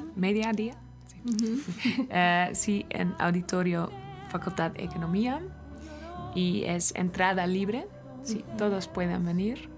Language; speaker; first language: Spanish; non-native, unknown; Dutch